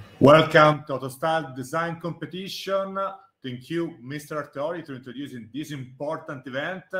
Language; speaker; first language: English; non-native, fluent; Italian